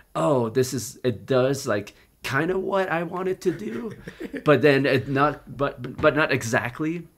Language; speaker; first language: English; native; English